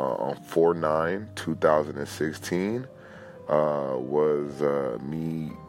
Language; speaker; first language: English; native; English